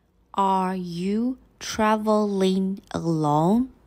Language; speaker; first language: English; non-native, fluent; Chinese